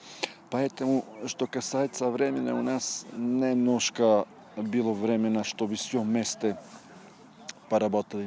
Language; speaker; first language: Russian; non-native, fluent; Serbian